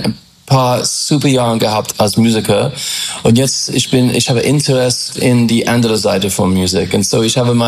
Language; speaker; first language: German; non-native, fluent; English